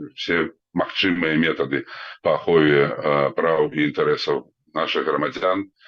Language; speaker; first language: Belarusian; non-native, local second language; Russian